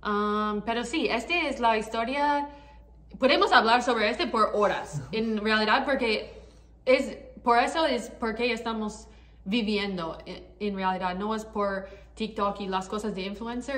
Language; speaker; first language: Spanish; non-native, learner; English